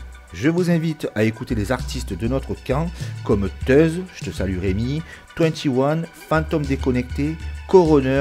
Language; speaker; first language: French; native; French